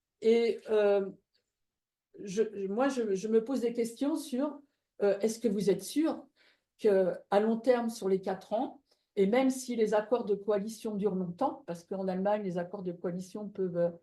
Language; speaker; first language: French; native; French